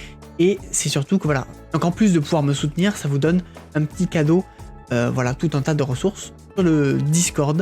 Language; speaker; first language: French; native; French